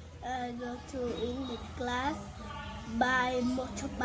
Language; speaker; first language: English; non-native, learner; Vietnamese